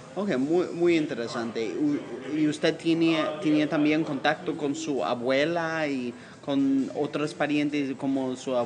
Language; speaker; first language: Spanish; non-native, learner; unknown